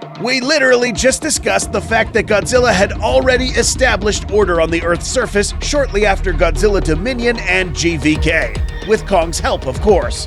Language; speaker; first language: English; native; English